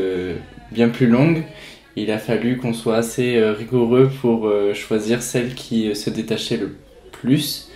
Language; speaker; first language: French; native; French